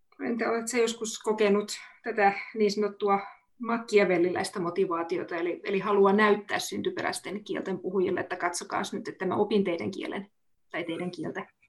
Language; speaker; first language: Finnish; native; Finnish